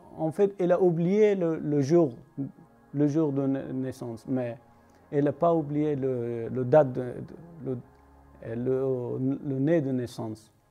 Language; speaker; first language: French; non-native, learner; Persian